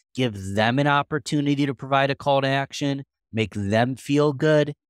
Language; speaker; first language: English; native; English